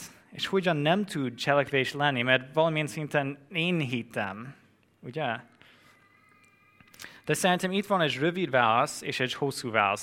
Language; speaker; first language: Hungarian; non-native, fluent; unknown